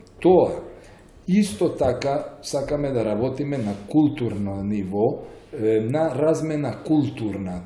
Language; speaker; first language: Macedonian; native; Macedonian